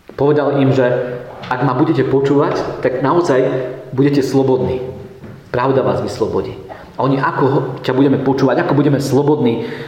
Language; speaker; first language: Slovak; native; Slovak